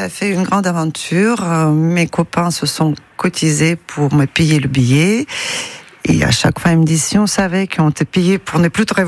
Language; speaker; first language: French; non-native, fluent; Russian